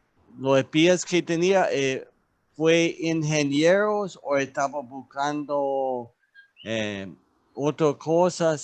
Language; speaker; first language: Spanish; non-native, learner; English